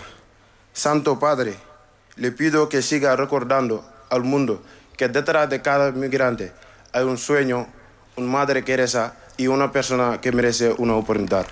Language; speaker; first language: Spanish; non-native, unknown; Wolof